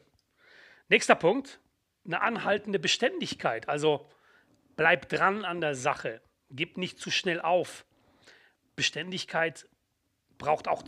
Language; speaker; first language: German; native; German